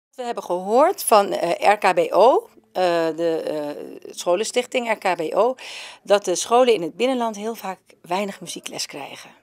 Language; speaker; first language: Dutch; native; Dutch